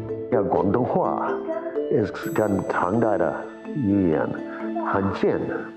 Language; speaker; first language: Chinese; non-native, fluent; English